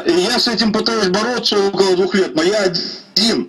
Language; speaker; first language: Russian; native; Russian